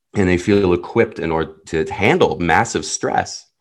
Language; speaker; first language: English; early bilingual, other home language; Hebrew